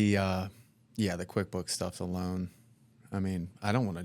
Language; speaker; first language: English; native; English